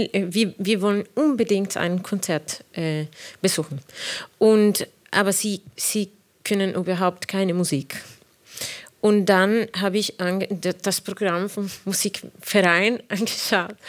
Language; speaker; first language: German; non-native, fluent; Spanish